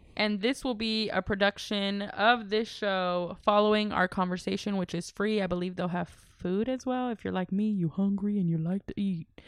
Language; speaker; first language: English; native; English